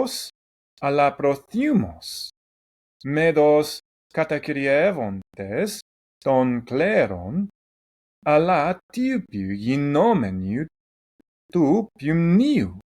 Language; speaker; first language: Greek; non-native, fluent; English